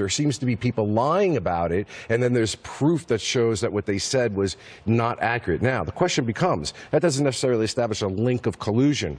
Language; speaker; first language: English; native; English